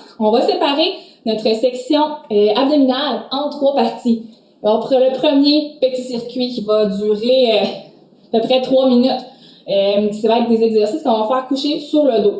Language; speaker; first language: French; native; French